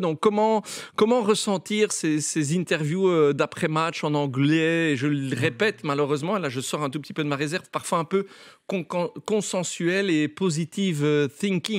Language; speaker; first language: French; native; French